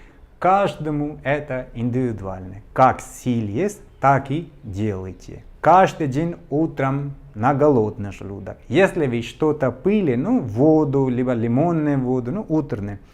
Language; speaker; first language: Russian; non-native, learner; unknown